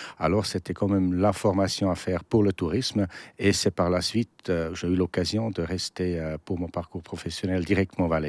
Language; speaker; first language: French; non-native, local second language; German